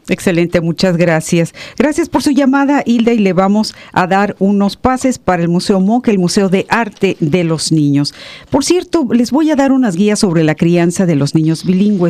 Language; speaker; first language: Spanish; native; Spanish